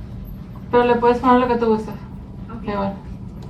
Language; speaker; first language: Spanish; early bilingual, other home language; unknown